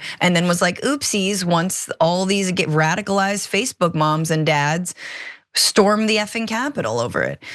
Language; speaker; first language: English; native; English